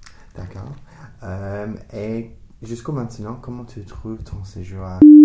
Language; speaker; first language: French; non-native, fluent; English